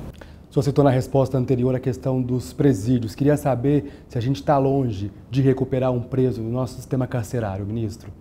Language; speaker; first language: Portuguese; native; Portuguese